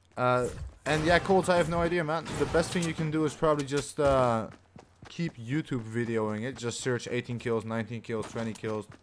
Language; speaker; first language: English; non-native, fluent; Dutch